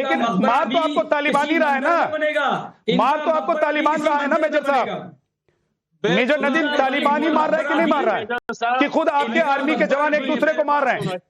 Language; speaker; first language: Hindi; native; Hindi